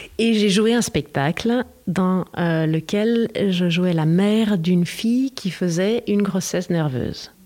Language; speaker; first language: French; non-native, fluent; Spanish